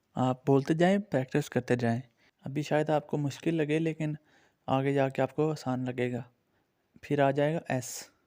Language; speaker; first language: Urdu; native; Urdu